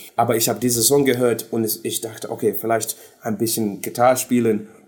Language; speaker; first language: German; non-native, learner; English